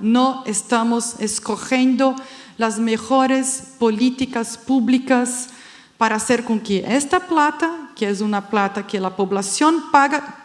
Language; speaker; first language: Spanish; non-native, fluent; Portuguese